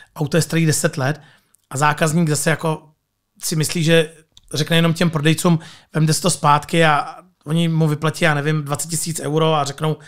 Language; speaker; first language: Czech; native; Czech